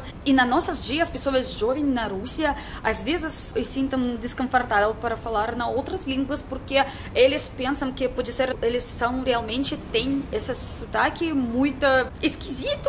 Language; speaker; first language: Portuguese; non-native, learner; Russian